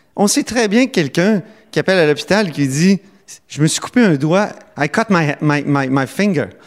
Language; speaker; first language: French; native; French